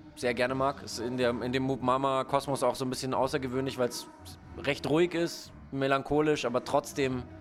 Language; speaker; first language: German; native; German